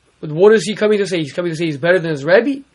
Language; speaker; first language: English; native; English